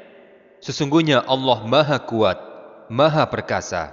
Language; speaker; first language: Indonesian; native; Indonesian